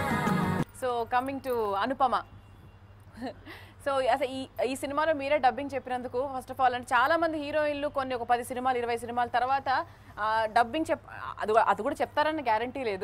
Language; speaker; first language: Telugu; native; Telugu